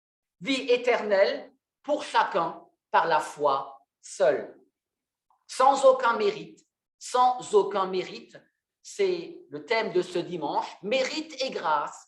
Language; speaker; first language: French; native; French